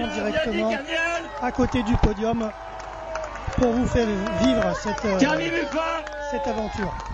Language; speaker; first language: French; native; French